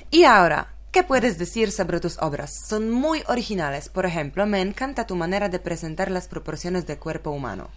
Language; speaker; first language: Spanish; non-native, learner; Polish